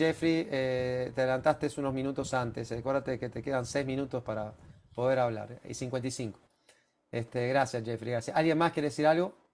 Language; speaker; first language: Spanish; native; Spanish